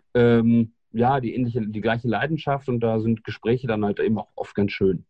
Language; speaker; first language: German; native; German